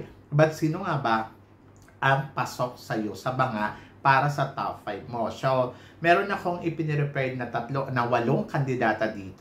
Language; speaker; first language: Filipino; native; Filipino